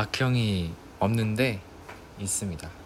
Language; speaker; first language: Korean; native; Korean